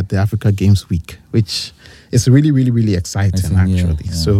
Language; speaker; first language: English; non-native, local second language; Akan